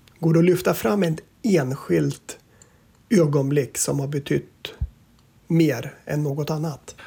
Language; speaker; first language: Swedish; native; Swedish